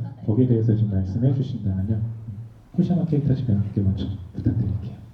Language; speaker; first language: Korean; native; Korean